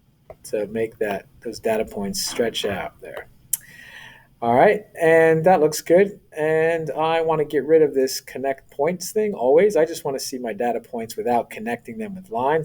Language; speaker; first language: English; native; English